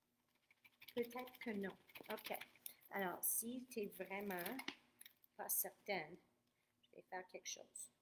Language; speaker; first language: French; non-native, fluent; English